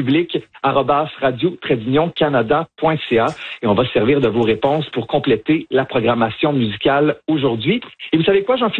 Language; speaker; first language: French; native; French